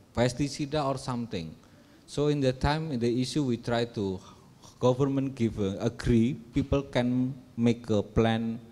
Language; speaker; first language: English; non-native, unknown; Indonesian